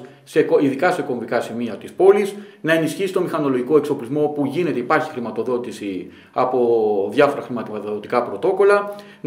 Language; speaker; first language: Greek; native; Greek